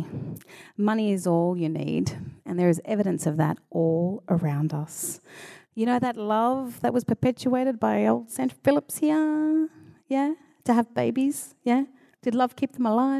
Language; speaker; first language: English; native; English